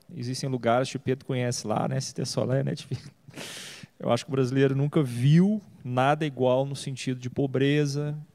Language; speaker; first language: Portuguese; native; Portuguese